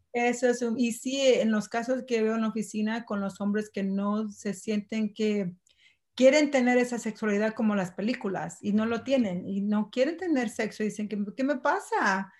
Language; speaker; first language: Spanish; early bilingual, heritage; Spanish